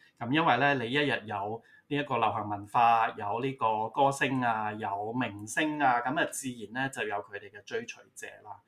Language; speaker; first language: Cantonese; native; Cantonese